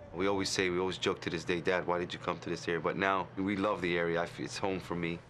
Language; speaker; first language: English; native; English